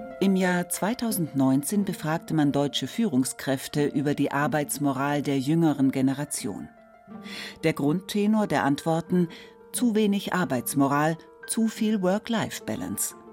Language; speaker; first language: German; native; German